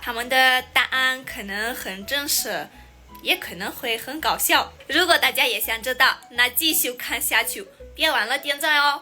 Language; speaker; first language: Chinese; non-native, fluent; Armenian